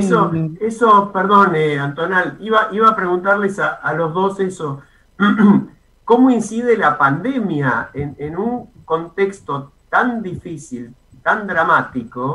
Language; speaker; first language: Spanish; native; Spanish